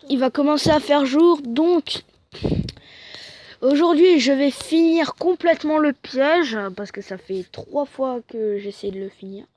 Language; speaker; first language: French; native; French